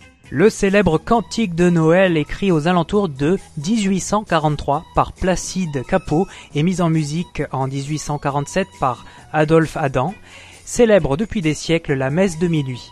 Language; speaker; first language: French; native; French